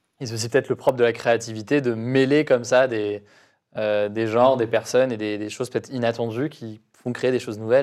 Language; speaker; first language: French; native; French